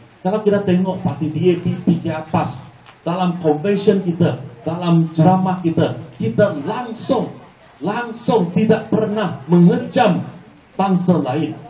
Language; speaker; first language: Malay; non-native, local second language; Chinese